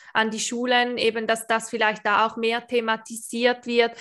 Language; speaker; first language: German; native; German